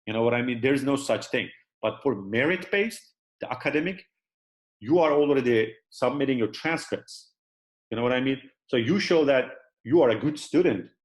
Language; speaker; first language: English; non-native, fluent; Turkish